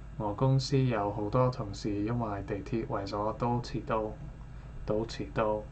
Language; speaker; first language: Cantonese; non-native, learner; English